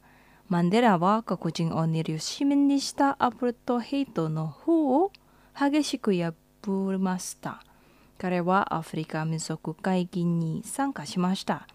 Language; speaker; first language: Japanese; non-native, fluent; Indonesian